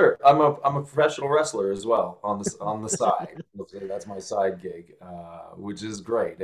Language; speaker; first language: English; native; English